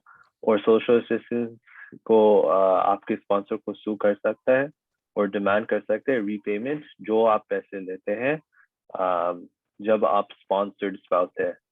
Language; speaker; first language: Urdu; early bilingual, heritage; Urdu